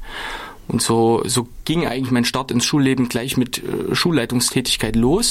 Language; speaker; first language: German; native; German